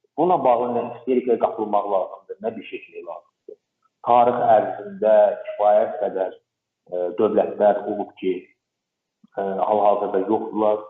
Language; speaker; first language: Azerbaijani; non-native, local second language; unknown